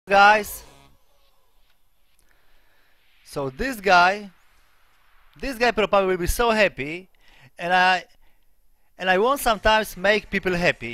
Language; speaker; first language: English; non-native, learner; Polish